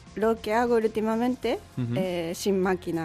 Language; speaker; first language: Spanish; non-native, learner; Japanese